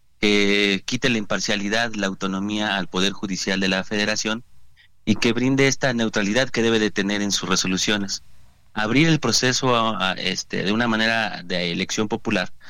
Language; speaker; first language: Spanish; native; Spanish